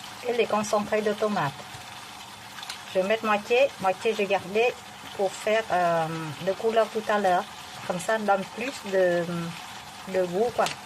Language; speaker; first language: French; non-native, fluent; Vietnamese